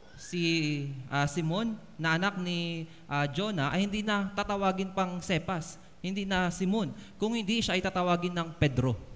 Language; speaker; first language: Filipino; native; Filipino